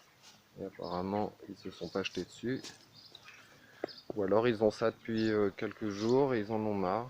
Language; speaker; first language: French; native; French